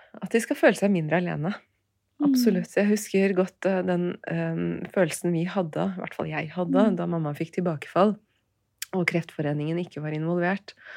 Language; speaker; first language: Norwegian; early bilingual, other home language; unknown